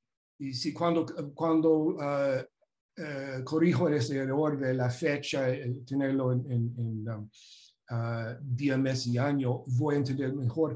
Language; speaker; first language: Spanish; non-native, fluent; English